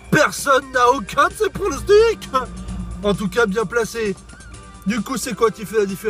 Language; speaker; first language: French; native; French